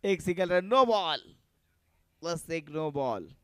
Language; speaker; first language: Hindi; non-native, local second language; Marathi